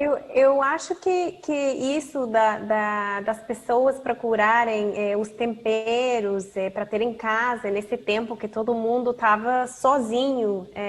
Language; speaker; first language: Portuguese; non-native, fluent; Spanish